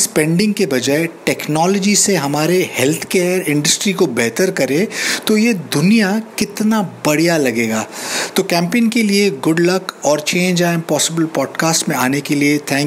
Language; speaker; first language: Hindi; native; Hindi